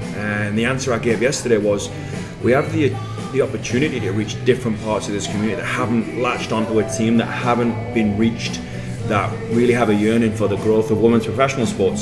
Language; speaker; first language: English; native; English